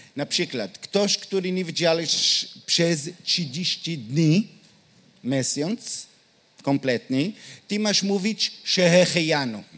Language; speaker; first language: Polish; non-native, learner; Hebrew